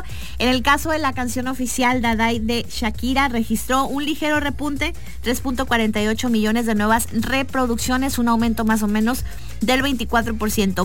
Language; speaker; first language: Spanish; native; Spanish